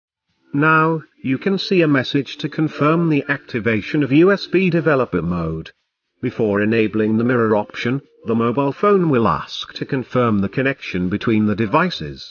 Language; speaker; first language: English; non-native, fluent; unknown